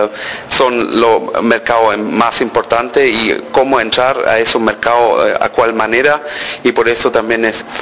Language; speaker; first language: Spanish; early bilingual, heritage; Spanish